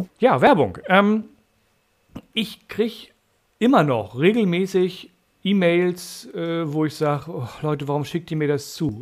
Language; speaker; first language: German; native; German